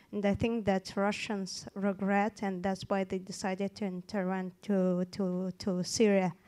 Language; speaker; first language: English; non-native, fluent; Turkmen